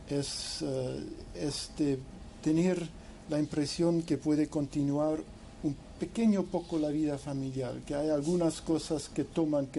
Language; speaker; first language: Spanish; non-native, fluent; English